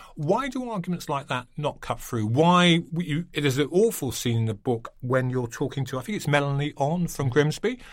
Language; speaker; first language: English; native; English